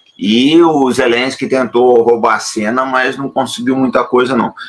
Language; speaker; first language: Portuguese; native; Portuguese